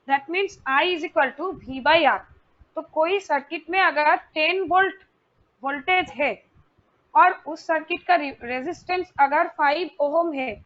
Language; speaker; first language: Hindi; non-native, local second language; Bangla